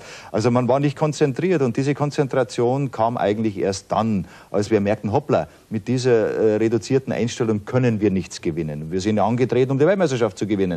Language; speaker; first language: German; native; German